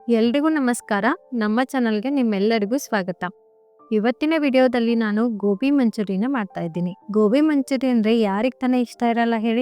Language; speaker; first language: Kannada; native; Kannada